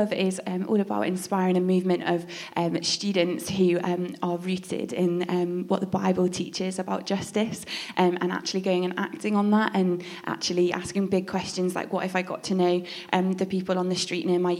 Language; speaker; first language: English; native; English